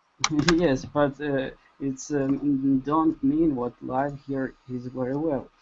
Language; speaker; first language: English; non-native, learner; Russian